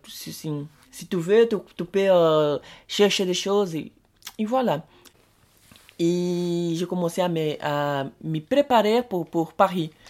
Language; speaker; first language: French; non-native, learner; Portuguese